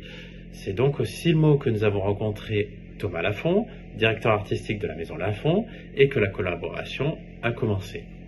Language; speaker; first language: French; native; French